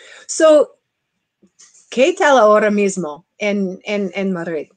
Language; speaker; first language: Spanish; non-native, fluent; English